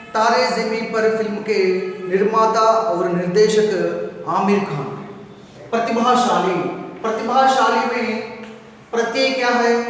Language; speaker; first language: Hindi; non-native, local second language; Telugu